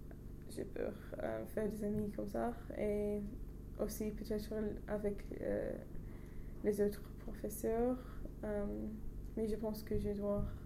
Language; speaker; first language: French; non-native, learner; English